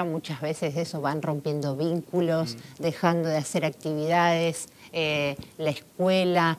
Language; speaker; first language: Spanish; native; Spanish